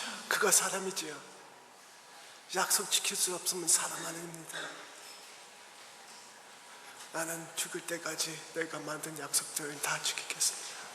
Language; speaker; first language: Korean; early bilingual, heritage; Korean